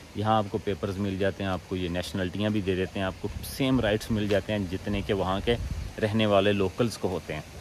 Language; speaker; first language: Urdu; non-native, local second language; Punjabi